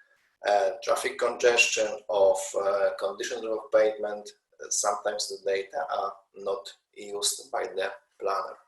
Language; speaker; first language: English; non-native, learner; Polish